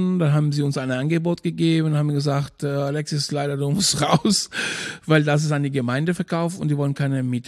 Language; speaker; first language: German; non-native, fluent; Spanish